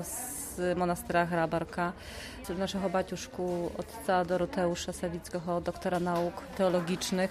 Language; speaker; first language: Polish; non-native, local second language; Ukrainian